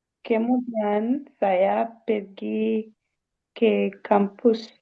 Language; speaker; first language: Indonesian; non-native, learner; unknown